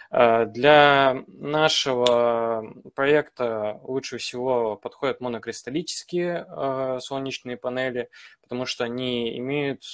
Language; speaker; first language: Russian; native; Russian